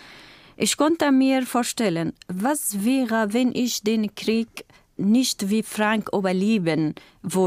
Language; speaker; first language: German; non-native, learner; Kurdish